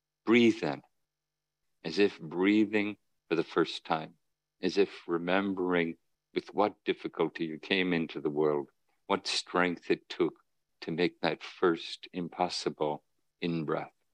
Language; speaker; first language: English; native; English